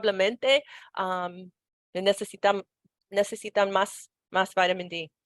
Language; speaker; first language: Spanish; non-native, learner; English